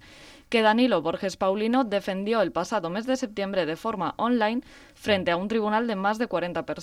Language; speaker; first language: Spanish; native; Spanish